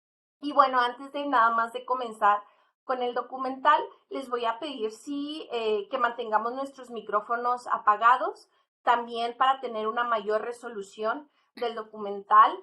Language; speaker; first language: Spanish; native; Spanish